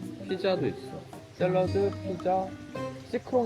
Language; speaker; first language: Korean; native; Korean